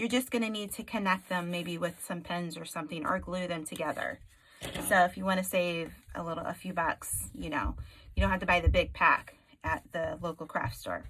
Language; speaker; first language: English; native; English